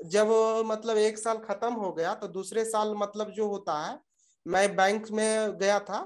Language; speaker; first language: Hindi; native; Hindi